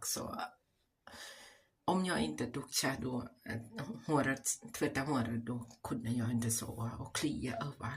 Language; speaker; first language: Swedish; non-native, learner; Thai